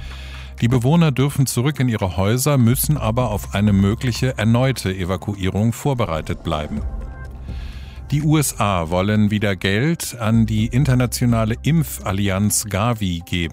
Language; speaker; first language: German; native; German